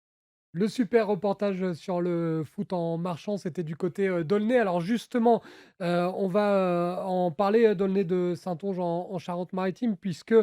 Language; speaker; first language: French; native; French